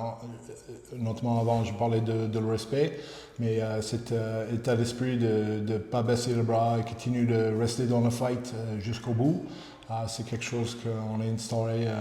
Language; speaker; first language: French; non-native, fluent; English